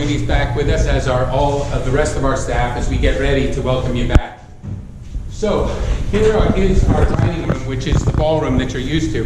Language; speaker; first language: English; native; English